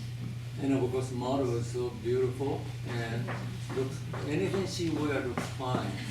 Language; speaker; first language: English; non-native, fluent; Japanese